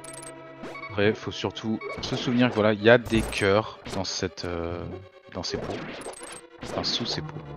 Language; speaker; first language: French; native; French